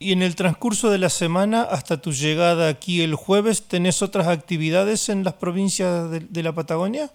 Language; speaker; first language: Spanish; native; Spanish